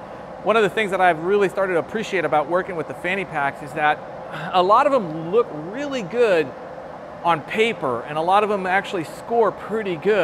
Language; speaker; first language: English; native; English